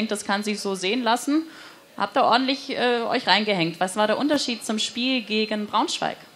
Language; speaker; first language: German; native; German